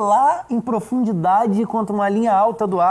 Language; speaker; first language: Portuguese; native; Portuguese